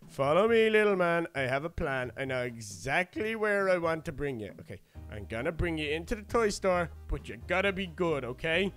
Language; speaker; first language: English; native; English